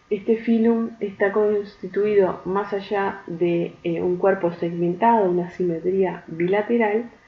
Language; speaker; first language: Spanish; native; Spanish